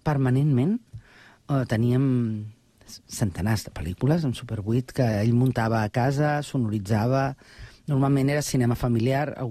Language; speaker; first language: Catalan; native; Catalan